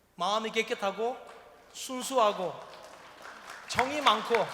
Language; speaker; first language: Korean; non-native, fluent; Turkish